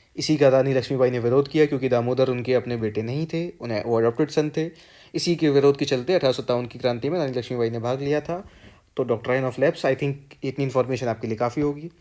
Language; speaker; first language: Hindi; native; Hindi